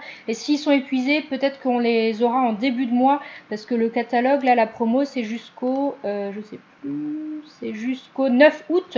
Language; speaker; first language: French; native; French